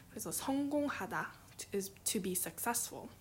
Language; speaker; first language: Korean; early bilingual, heritage; English